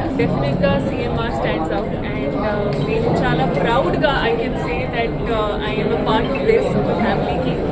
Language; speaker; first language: Telugu; non-native, fluent; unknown